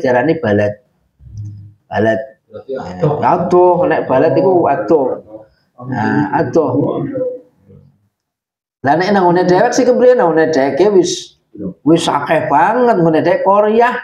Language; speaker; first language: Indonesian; non-native, local second language; Javanese